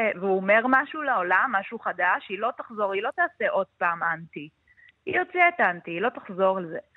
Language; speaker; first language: Hebrew; native; Hebrew